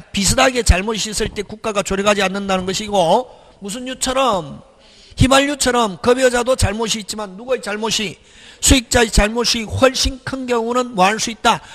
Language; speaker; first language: Korean; native; Korean